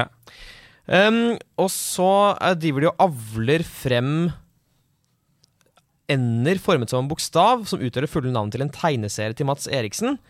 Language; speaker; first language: Norwegian; native; Norwegian